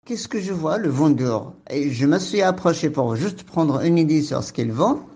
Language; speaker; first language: French; non-native, local second language; Arabic